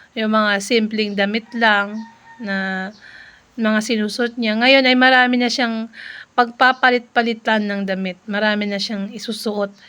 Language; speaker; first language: Filipino; non-native, local second language; Iloko